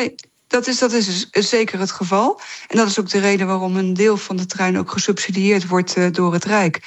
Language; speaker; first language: Dutch; native; Dutch